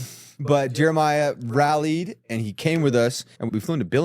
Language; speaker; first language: English; native; English